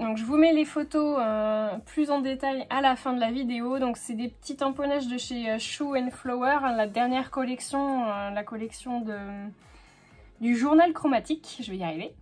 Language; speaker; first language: French; native; French